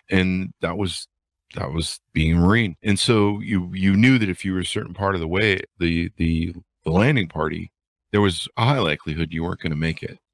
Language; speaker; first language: English; native; English